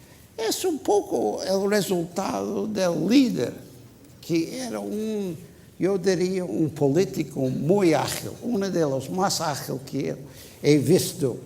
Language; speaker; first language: Spanish; non-native, fluent; English